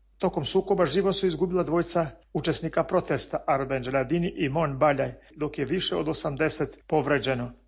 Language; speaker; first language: Serbian; non-native, local second language; Albanian